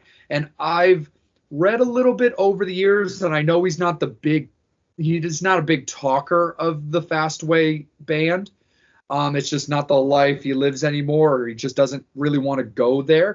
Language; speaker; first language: English; native; English